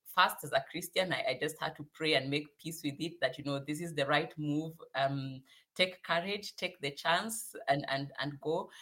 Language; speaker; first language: English; non-native, local second language; Swahili